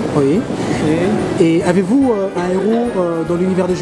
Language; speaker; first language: French; native; French